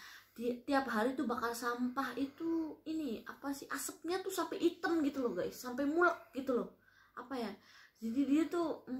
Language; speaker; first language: Indonesian; non-native, local second language; Javanese